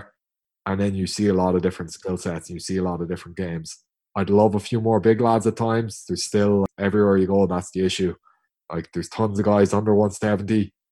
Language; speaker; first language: English; native; English